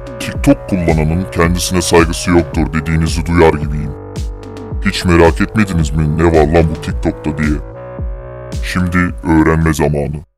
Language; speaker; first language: Turkish; native; Turkish